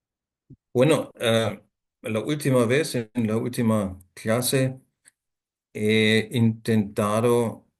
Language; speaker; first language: Spanish; non-native, fluent; German